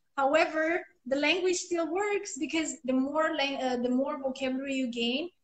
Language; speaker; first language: English; non-native, fluent; Armenian